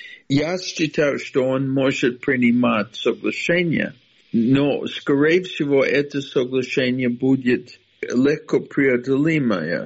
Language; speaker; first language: Russian; non-native, fluent; English